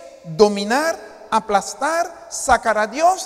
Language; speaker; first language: Spanish; non-native, fluent; Haitian Creole